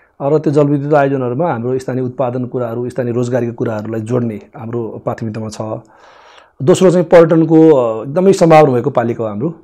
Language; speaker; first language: Nepali; non-native, local second language; Gurung